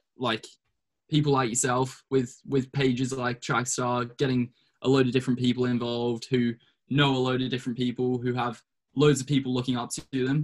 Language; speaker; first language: English; native; English